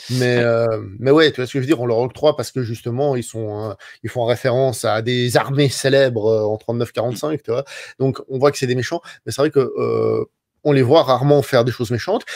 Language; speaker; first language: French; native; French